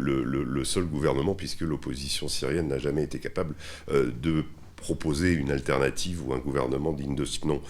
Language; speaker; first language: French; native; French